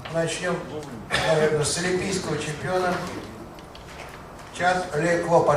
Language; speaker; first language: Russian; native; Russian